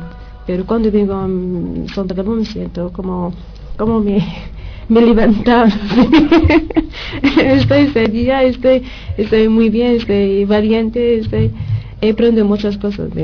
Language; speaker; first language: Spanish; non-native, learner; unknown